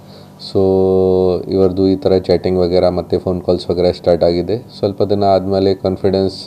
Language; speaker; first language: Kannada; non-native, local second language; Hindi